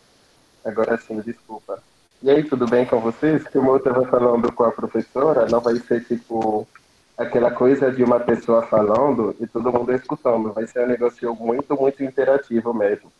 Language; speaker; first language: Portuguese; non-native, fluent; Fon